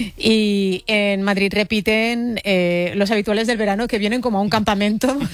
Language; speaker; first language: Spanish; native; Spanish